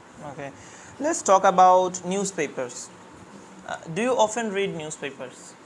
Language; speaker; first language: English; non-native, fluent; Bangla